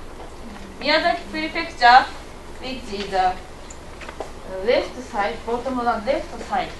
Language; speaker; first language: English; non-native, learner; Japanese